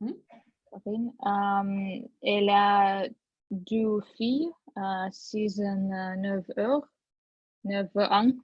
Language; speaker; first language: French; non-native, learner; Russian